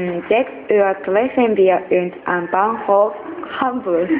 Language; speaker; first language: German; non-native, learner; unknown